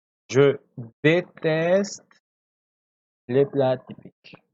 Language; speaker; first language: French; non-native, fluent; Spanish